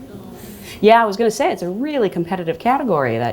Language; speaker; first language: English; native; English